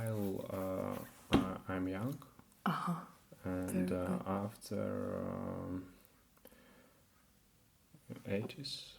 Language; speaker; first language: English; non-native, learner; Russian